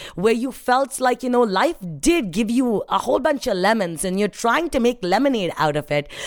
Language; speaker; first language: English; non-native, local second language; Hindi